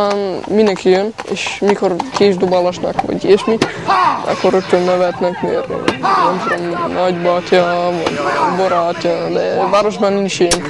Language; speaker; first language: Hungarian; non-native, learner; German